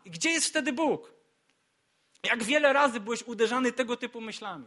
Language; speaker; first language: Polish; native; Polish